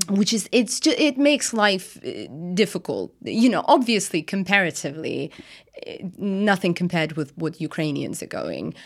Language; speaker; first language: English; non-native, fluent; Russian